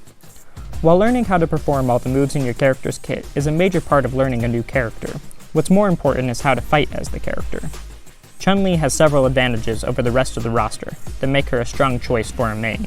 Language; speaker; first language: English; native; English